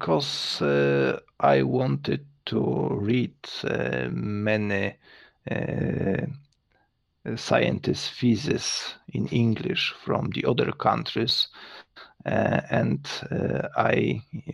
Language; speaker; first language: English; non-native, learner; Polish